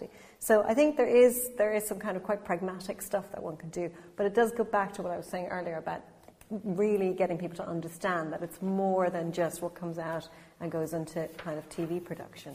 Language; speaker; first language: English; native; English